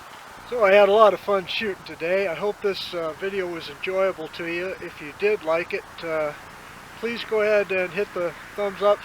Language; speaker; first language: English; native; English